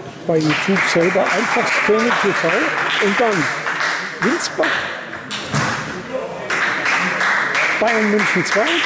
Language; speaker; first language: German; native; German